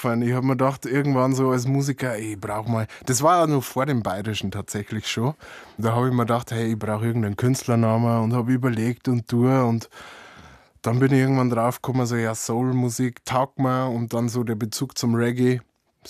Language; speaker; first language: German; native; German